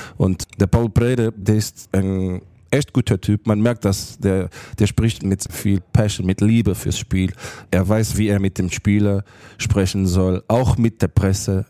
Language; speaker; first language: German; non-native, learner; Portuguese